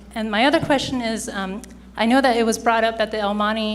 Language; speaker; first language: English; native; English